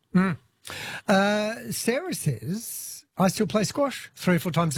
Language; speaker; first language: English; native; English